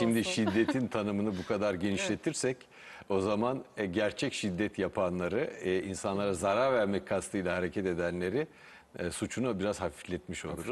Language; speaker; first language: Turkish; native; Turkish